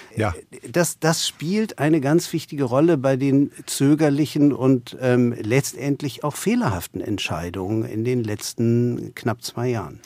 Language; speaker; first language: German; native; German